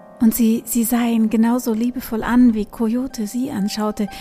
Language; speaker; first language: German; native; German